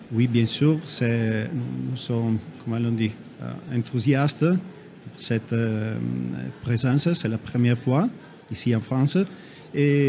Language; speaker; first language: French; non-native, fluent; Italian